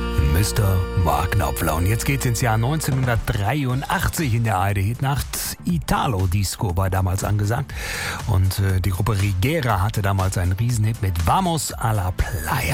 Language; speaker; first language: German; native; German